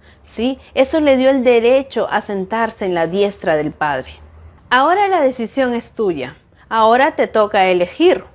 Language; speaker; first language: Spanish; native; Spanish